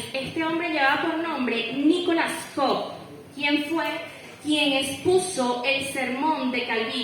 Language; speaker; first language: Spanish; native; Spanish